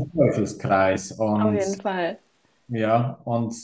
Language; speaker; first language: German; native; German